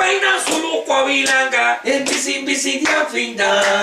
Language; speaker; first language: French; non-native, local second language; Kongo